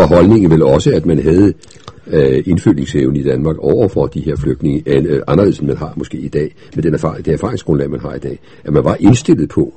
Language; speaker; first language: Danish; native; Danish